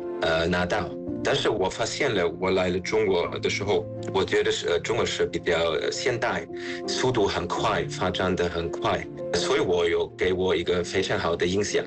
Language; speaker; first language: Chinese; non-native, fluent; German